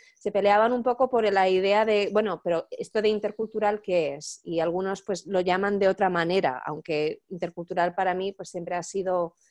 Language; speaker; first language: Spanish; native; Spanish